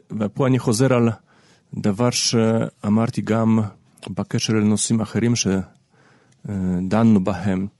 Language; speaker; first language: Hebrew; non-native, fluent; Polish